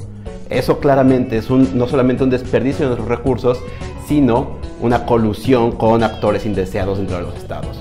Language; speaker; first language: Spanish; native; Spanish